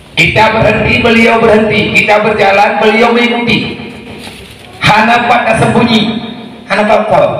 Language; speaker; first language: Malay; non-native, local second language; Achinese